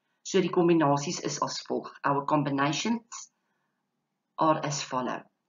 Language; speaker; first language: English; non-native, local second language; Afrikaans